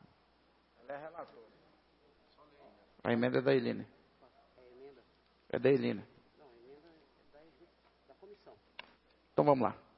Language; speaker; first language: Portuguese; native; Portuguese